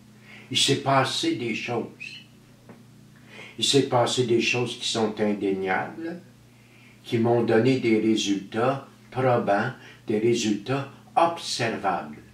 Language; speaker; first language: French; native; French